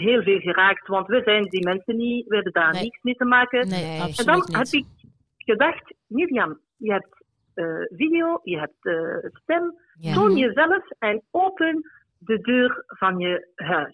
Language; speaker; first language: Dutch; non-native, local second language; French